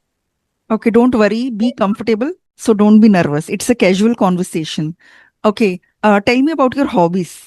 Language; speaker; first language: English; non-native, fluent; Hindi